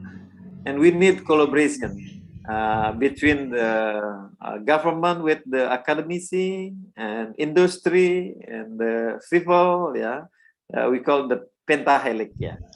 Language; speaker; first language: English; non-native, learner; Indonesian